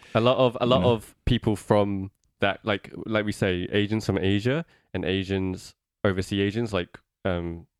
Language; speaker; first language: English; native; English